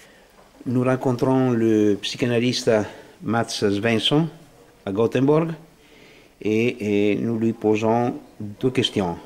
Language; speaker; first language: French; non-native, fluent; Italian